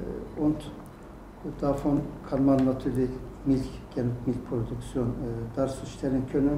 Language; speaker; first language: German; non-native, learner; Turkish